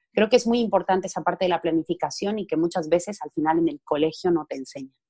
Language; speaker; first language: Spanish; native; Spanish